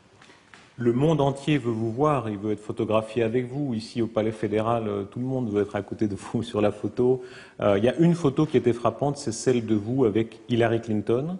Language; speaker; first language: French; native; French